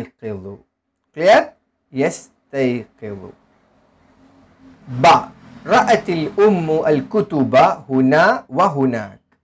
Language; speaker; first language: Arabic; non-native, fluent; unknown